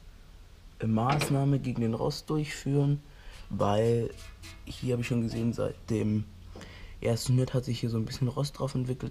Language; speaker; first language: German; native; German